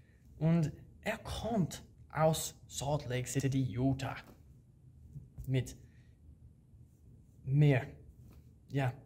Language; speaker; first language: German; non-native, learner; English